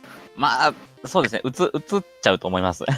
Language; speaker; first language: Japanese; native; Japanese